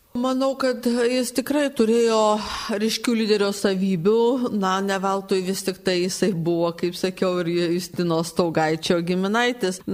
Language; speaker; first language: Lithuanian; native; Lithuanian